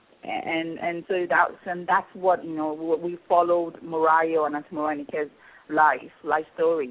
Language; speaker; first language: English; non-native, local second language; Yoruba